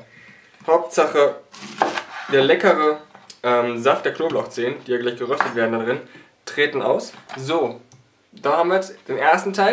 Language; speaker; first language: German; native; German